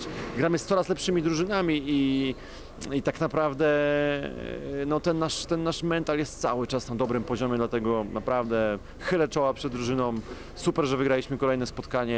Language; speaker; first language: Polish; native; Polish